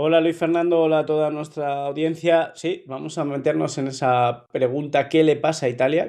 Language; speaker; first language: Spanish; native; Spanish